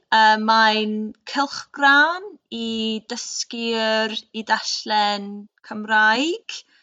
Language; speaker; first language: Welsh; non-native, local second language; English